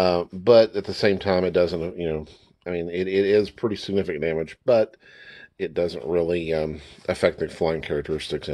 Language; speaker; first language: English; native; English